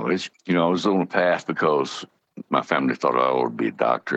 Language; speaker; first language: English; native; English